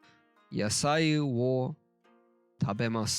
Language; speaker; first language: Japanese; non-native, learner; Turkish